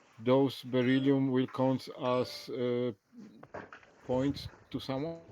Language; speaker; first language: English; non-native, learner; Polish